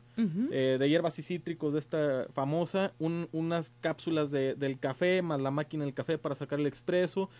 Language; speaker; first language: Spanish; native; Spanish